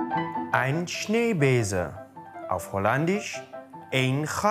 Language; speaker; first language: German; native; German